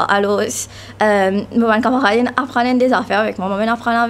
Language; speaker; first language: French; non-native, local second language; Morisyen